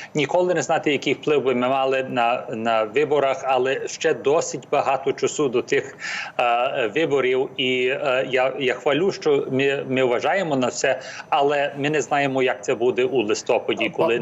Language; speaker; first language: Ukrainian; early bilingual, heritage; English